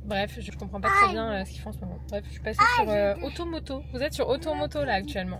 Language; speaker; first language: French; native; French